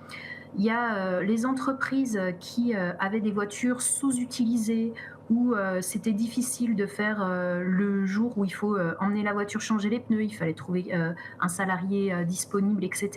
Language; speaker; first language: French; native; French